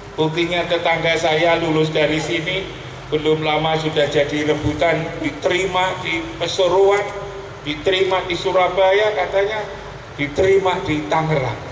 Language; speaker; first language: Indonesian; native; Indonesian